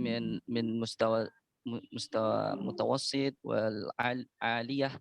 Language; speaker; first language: Arabic; non-native, learner; Indonesian